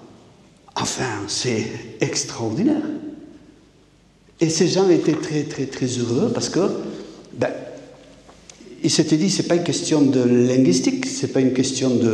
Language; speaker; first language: French; native; French